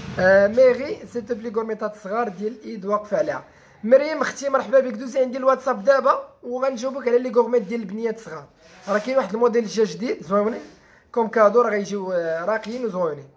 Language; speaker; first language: Arabic; native; Arabic